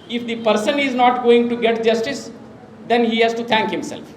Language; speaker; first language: English; non-native, local second language; Kannada